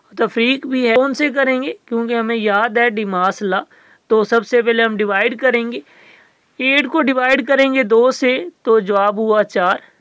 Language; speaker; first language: Urdu; non-native, local second language; Sindhi